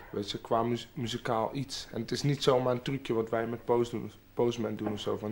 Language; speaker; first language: Dutch; native; Dutch